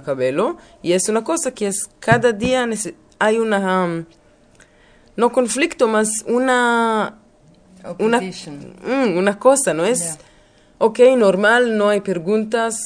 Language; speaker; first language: Spanish; non-native, learner; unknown